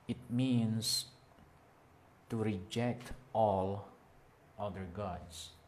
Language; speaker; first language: English; non-native, local second language; Filipino